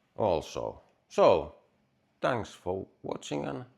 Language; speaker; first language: English; non-native, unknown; Finnish